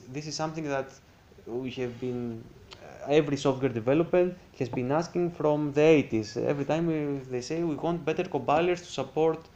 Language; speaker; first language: English; non-native, fluent; Greek